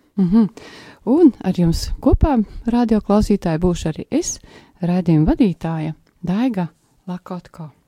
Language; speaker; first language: Latvian; native; Latvian